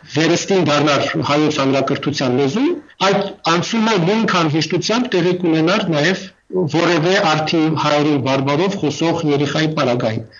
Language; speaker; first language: Armenian; non-native, fluent; Russian